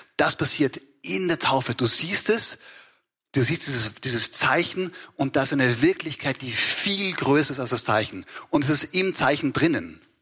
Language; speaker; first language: German; native; German